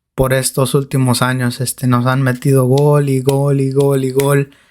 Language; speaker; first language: Spanish; native; Spanish